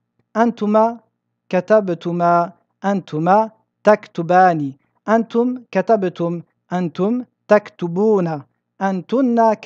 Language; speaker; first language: Arabic; non-native, fluent; French